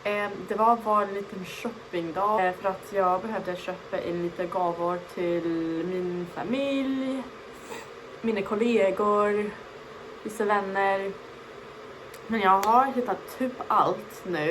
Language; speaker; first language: Swedish; non-native, fluent; English